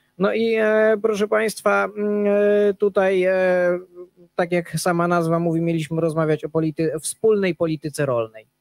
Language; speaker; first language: Polish; native; Polish